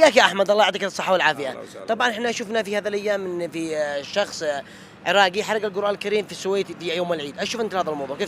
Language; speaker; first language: Arabic; native; Arabic